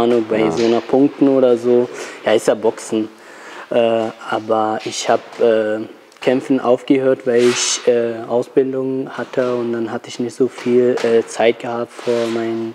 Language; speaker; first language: German; non-native, fluent; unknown